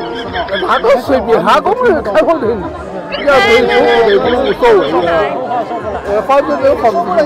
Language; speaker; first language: Chinese; native; Chinese